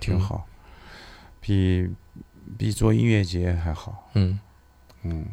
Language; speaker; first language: Chinese; native; Chinese